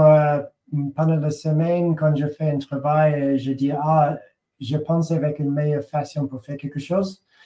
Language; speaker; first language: French; non-native, learner; English